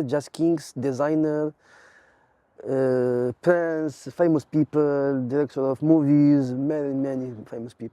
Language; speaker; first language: English; non-native, learner; Arabic